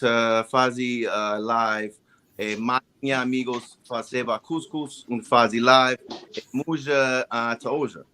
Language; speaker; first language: Portuguese; non-native, learner; English